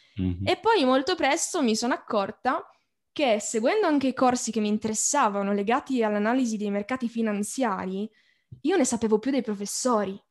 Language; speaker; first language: Italian; native; Italian